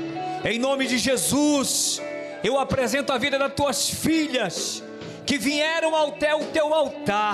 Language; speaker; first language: Portuguese; native; Portuguese